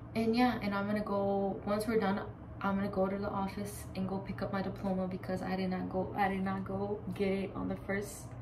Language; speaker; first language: English; early bilingual, other home language; Spanish